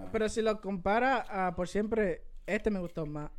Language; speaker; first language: Spanish; early bilingual, heritage; Spanish